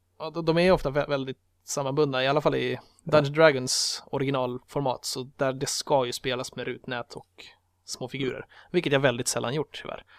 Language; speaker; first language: Swedish; native; Swedish